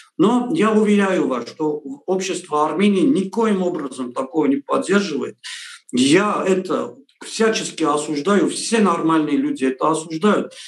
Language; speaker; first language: Russian; non-native, local second language; Armenian